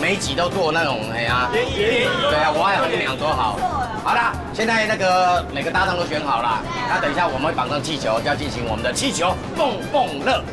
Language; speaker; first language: Chinese; native; Chinese